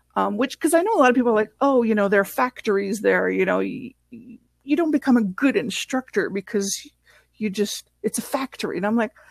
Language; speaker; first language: English; non-native, fluent; French